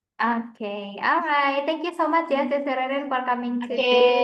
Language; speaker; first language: English; non-native, fluent; Indonesian